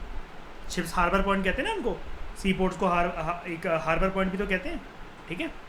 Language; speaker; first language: Hindi; native; Hindi